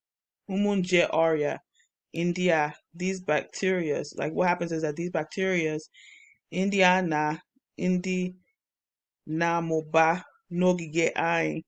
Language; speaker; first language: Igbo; non-native, learner; English